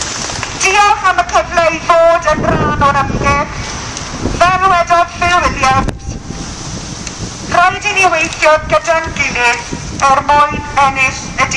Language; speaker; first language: Welsh; non-native, local second language; English